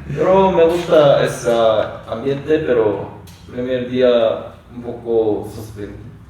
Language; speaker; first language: Spanish; non-native, learner; Korean